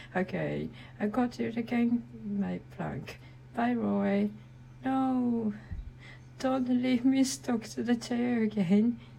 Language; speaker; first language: English; non-native, learner; Japanese